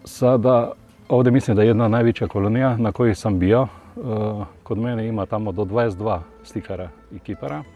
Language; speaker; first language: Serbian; non-native, learner; Slovenian